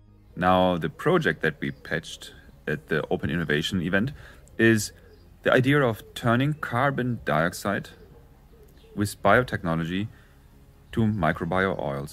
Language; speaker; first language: English; non-native, fluent; German